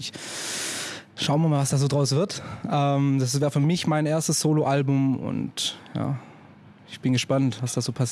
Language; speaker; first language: German; native; German